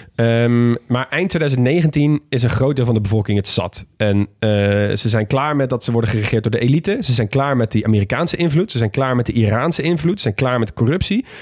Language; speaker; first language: Dutch; native; Dutch